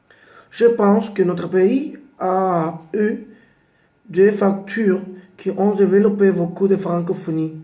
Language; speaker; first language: French; non-native, learner; Spanish